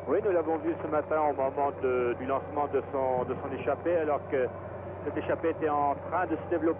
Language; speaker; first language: French; native; French